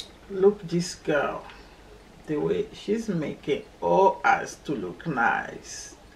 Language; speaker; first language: English; non-native, learner; Lingala